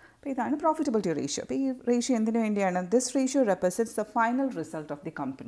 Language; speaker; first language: English; non-native, local second language; Malayalam